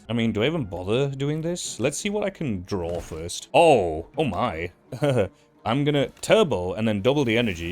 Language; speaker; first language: English; native; English